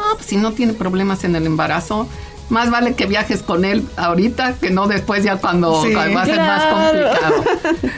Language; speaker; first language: Spanish; native; Spanish